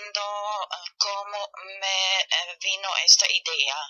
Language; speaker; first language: Spanish; non-native, learner; German